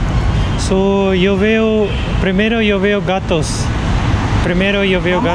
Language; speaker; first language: Spanish; non-native, learner; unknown